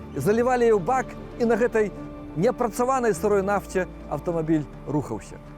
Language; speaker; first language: Belarusian; non-native, local second language; Russian